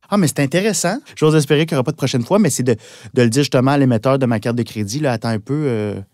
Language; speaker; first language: French; native; French